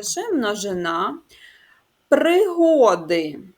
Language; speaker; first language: Ukrainian; native; Ukrainian